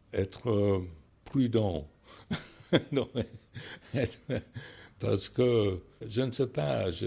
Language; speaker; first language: French; non-native, fluent; English